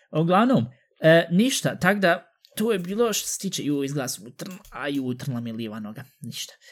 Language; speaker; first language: Bosnian; early bilingual, heritage; Bosnian